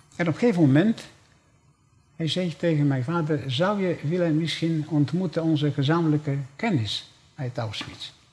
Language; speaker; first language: Dutch; non-native, fluent; Polish